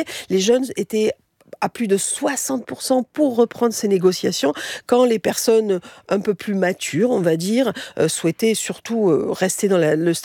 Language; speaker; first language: French; native; French